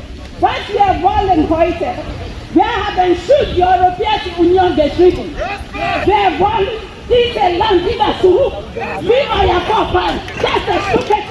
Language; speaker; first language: German; non-native, learner; Yoruba